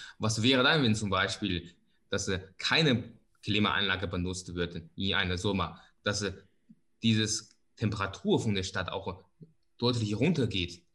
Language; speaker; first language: German; non-native, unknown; Chinese